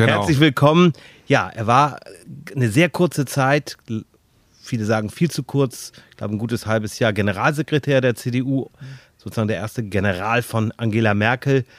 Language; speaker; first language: German; native; German